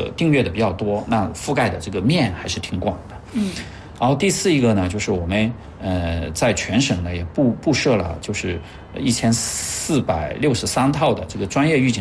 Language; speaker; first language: Chinese; native; Chinese